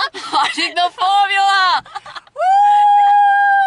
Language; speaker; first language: English; native; English